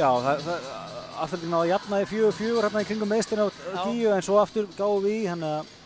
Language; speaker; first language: Icelandic; native; Icelandic